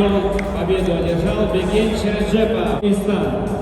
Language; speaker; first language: Russian; native; Russian